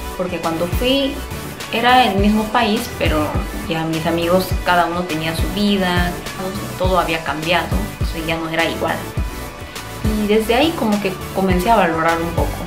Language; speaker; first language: Spanish; early bilingual, heritage; Korean